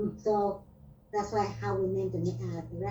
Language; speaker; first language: English; non-native, learner; Vietnamese